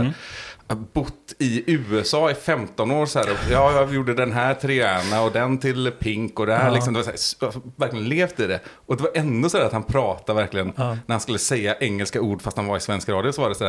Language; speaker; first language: Swedish; native; Swedish